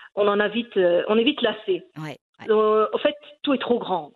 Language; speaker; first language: French; early bilingual, other home language; Riffian